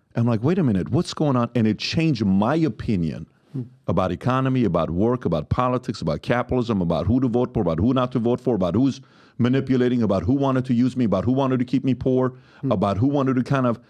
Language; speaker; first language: English; non-native, fluent; Persian